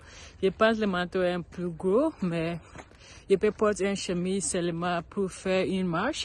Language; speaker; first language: French; non-native, learner; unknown